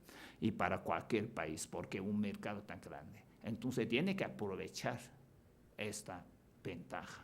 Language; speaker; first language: Spanish; non-native, fluent; Chinese